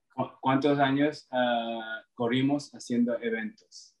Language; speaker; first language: Spanish; early bilingual, heritage; Spanish